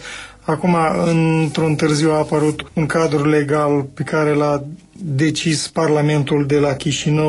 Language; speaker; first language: Romanian; native; Romanian